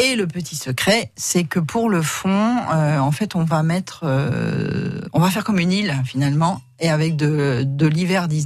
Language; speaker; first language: French; native; French